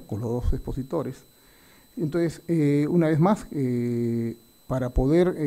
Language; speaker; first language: Spanish; native; Spanish